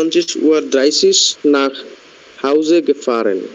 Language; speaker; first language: German; non-native, learner; Bangla